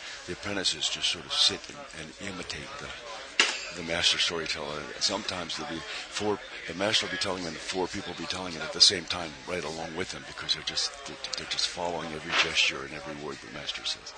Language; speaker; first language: English; native; English